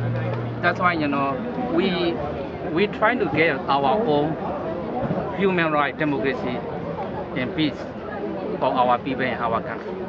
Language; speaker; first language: English; non-native, learner; Burmese